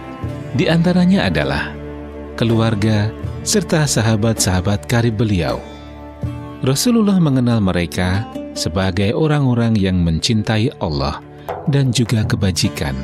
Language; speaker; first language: Indonesian; native; Indonesian